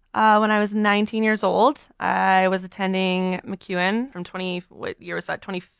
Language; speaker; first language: English; early bilingual, other home language; Portuguese